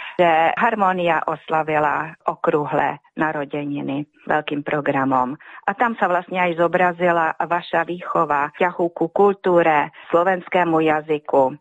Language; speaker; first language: Slovak; early bilingual, heritage; Hungarian